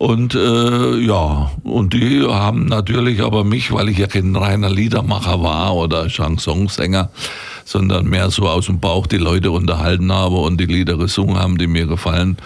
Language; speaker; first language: German; native; German